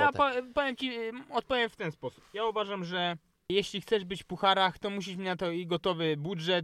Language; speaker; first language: Polish; native; Polish